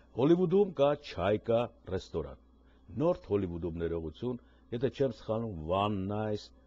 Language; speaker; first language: Armenian; native; Armenian